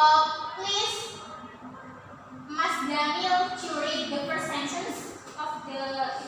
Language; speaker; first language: English; non-native, learner; Indonesian